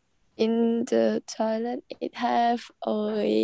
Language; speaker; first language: English; non-native, learner; Khmer